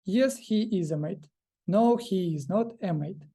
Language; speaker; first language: English; non-native, fluent; Ukrainian